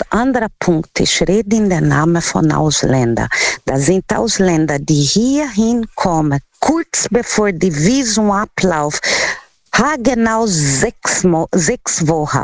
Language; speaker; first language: German; non-native, learner; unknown